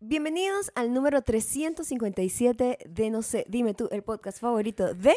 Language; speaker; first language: Spanish; native; Spanish